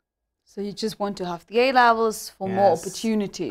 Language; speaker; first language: English; non-native, fluent; German